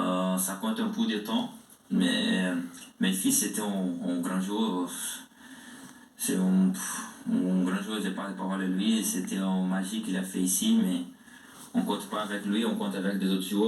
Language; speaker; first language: French; non-native, learner; Portuguese